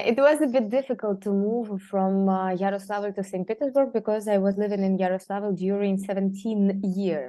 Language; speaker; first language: English; non-native, fluent; Russian